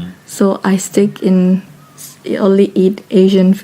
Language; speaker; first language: English; non-native, fluent; Thai